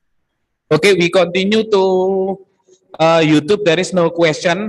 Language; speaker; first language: English; non-native, learner; Indonesian